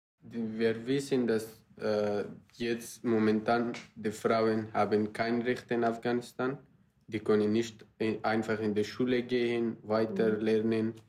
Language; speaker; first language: German; non-native, learner; Persian